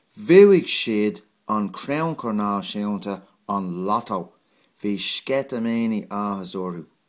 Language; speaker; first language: Irish; non-native, local second language; English